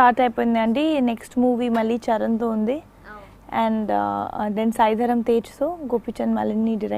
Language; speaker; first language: Telugu; non-native, fluent; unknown